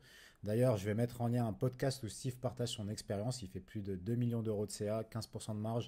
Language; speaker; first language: French; native; French